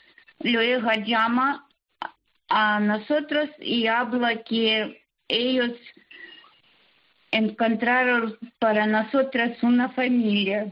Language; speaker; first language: Spanish; non-native, learner; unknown